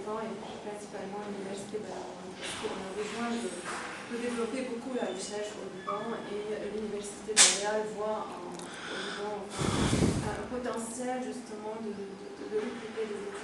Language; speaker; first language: French; non-native, local second language; Arabic